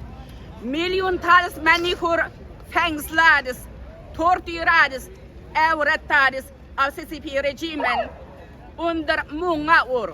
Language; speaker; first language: Swedish; early bilingual, heritage; Uyghur